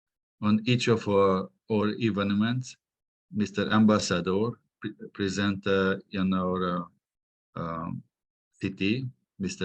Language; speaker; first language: English; non-native, fluent; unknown